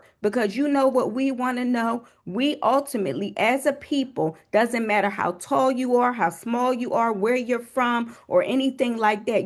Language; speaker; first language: English; native; English